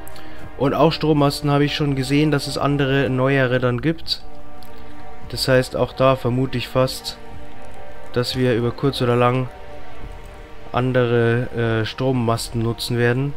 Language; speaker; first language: German; native; German